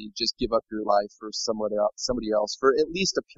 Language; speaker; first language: English; native; English